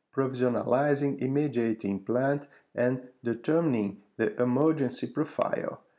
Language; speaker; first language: English; non-native, fluent; Portuguese